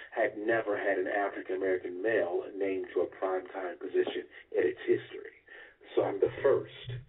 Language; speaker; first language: English; native; English